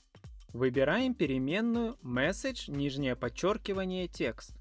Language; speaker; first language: Russian; native; Russian